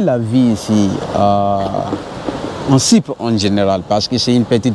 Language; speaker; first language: French; non-native, fluent; English